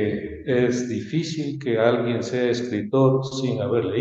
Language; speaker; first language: Spanish; native; Spanish